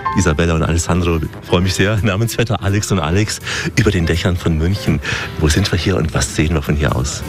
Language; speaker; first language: German; native; German